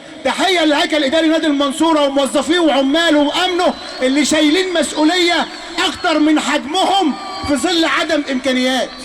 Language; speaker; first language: Arabic; native; Arabic